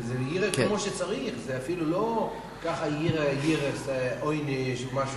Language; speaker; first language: Hebrew; non-native, fluent; English